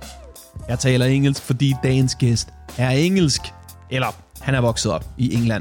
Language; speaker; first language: Danish; native; Danish